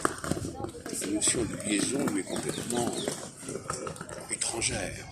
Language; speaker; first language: French; native; French